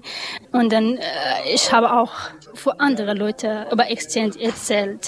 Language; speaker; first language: German; non-native, learner; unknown